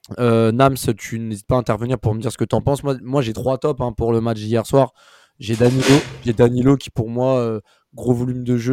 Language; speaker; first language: French; native; French